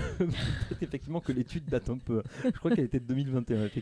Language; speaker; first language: French; native; French